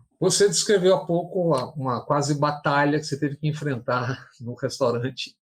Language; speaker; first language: Portuguese; native; Portuguese